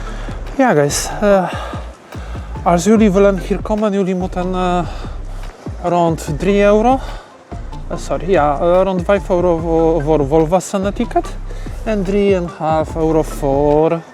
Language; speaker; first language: Dutch; non-native, learner; Polish